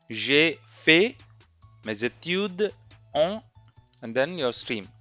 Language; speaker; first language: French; non-native, fluent; Hindi